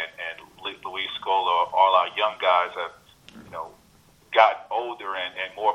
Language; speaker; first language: English; native; English